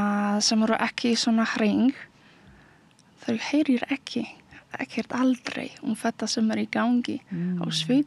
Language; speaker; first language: Icelandic; non-native, learner; Polish